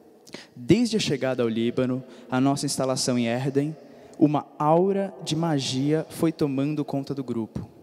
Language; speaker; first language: Portuguese; native; Portuguese